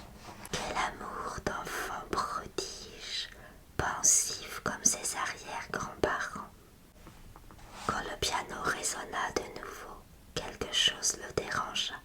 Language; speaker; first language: French; native; French